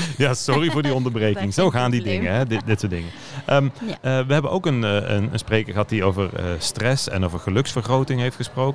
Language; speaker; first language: Dutch; native; Dutch